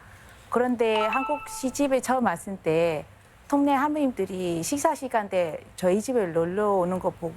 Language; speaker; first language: Korean; non-native, fluent; Vietnamese